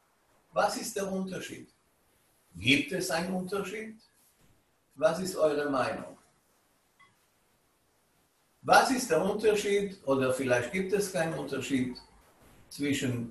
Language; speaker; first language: German; non-native, fluent; Hebrew